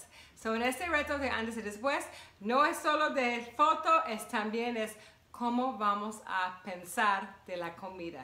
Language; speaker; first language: Spanish; non-native, fluent; English